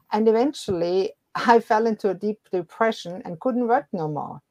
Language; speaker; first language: English; non-native, fluent; German